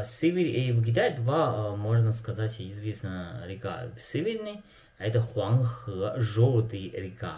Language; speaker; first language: Russian; non-native, learner; Chinese